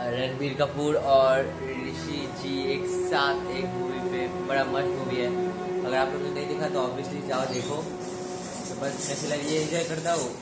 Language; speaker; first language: Hindi; non-native, local second language; Bangla